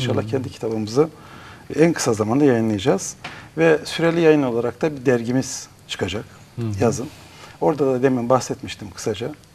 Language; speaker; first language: Turkish; native; Turkish